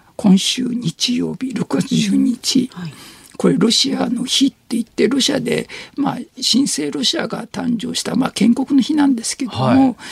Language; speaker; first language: Japanese; native; Japanese